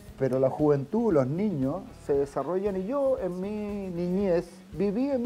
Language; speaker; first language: Spanish; native; Spanish